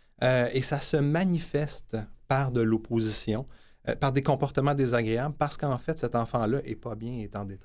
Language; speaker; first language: French; native; French